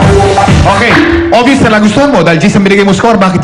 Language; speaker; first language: Filipino; native; Filipino